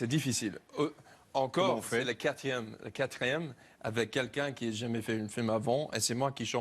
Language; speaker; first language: French; non-native, learner; English